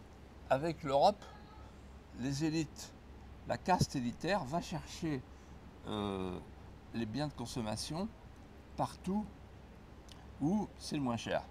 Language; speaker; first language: French; native; French